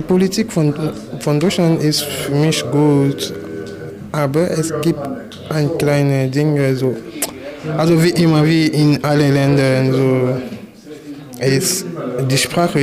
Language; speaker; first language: German; non-native, fluent; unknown